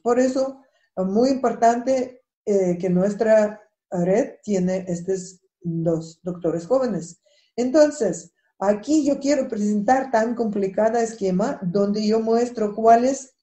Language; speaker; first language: Spanish; non-native, fluent; Russian